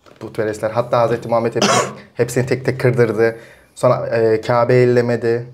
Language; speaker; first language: Turkish; early bilingual, heritage; Turkish